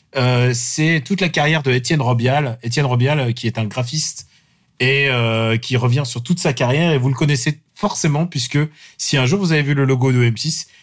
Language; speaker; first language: French; non-native, fluent; Russian